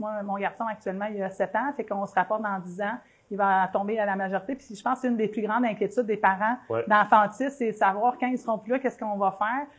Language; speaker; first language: French; native; French